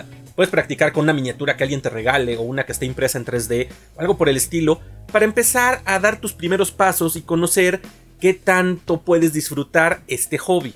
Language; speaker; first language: Spanish; native; Spanish